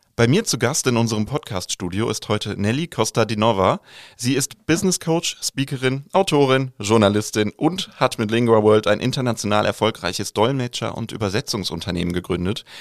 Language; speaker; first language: German; native; German